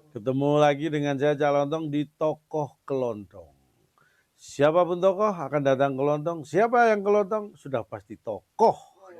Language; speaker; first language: Indonesian; native; Indonesian